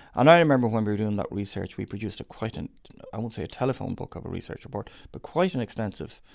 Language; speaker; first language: English; native; English